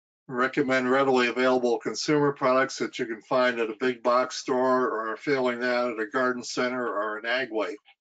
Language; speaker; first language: English; native; English